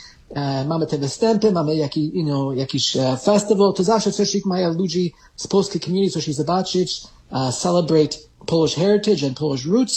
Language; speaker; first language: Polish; early bilingual, heritage; Polish